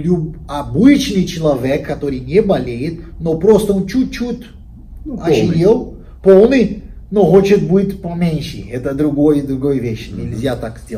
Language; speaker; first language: Russian; non-native, learner; Portuguese